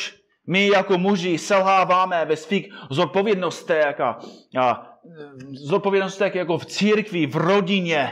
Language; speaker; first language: Czech; non-native, fluent; English